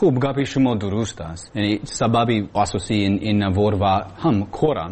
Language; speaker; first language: Persian; non-native, learner; English